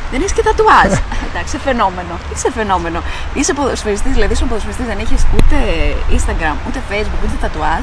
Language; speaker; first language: Greek; native; Greek